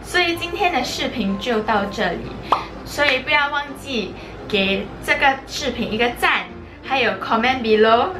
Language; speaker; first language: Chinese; non-native, local second language; English